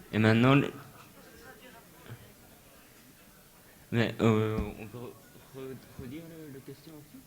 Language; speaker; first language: French; non-native, fluent; Japanese